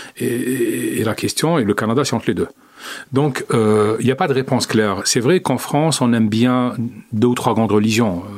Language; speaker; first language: French; non-native, local second language; Arabic